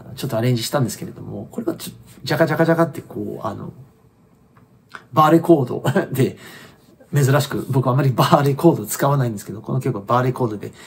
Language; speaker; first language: Japanese; non-native, fluent; English